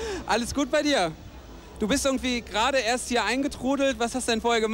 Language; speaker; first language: German; native; German